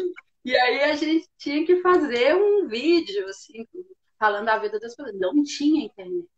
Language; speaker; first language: Portuguese; native; Portuguese